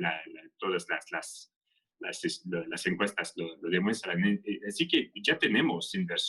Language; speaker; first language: Spanish; non-native, fluent; French